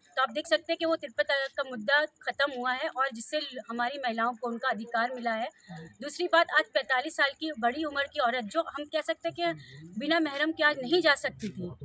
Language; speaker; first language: Hindi; native; Hindi